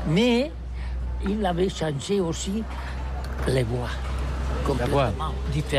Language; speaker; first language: French; non-native, learner; Catalan